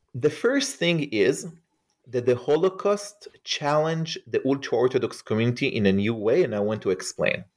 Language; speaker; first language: English; non-native, fluent; Hebrew